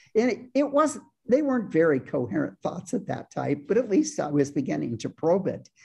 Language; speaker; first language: English; native; English